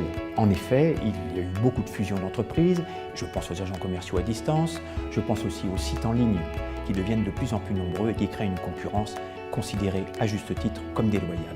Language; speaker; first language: French; native; French